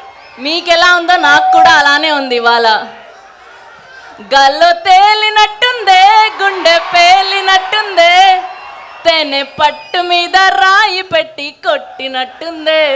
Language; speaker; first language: Telugu; native; Telugu